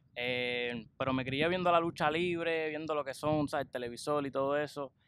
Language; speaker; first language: Spanish; native; Spanish